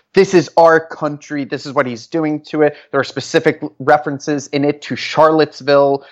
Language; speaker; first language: English; non-native, fluent; Norwegian